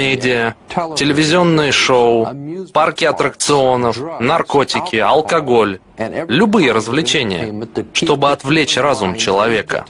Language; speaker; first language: Russian; native; Russian